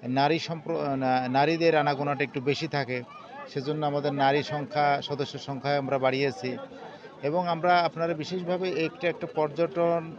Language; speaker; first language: Bangla; native; Bangla